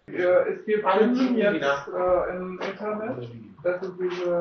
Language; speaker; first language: German; non-native, learner; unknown